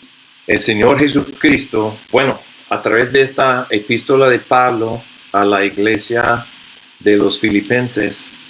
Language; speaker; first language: Spanish; non-native, fluent; English